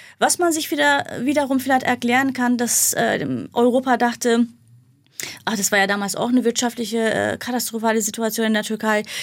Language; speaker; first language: German; non-native, fluent; Kurdish